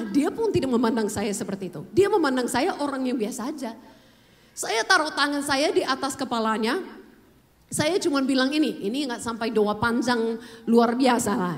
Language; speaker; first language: Indonesian; non-native, fluent; English